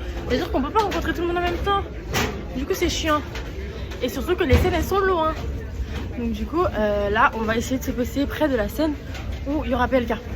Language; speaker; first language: French; native; French